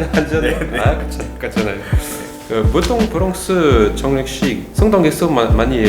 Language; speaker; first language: Korean; non-native, learner; French